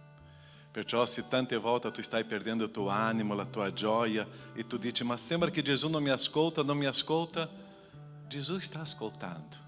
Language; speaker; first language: Italian; non-native, fluent; Portuguese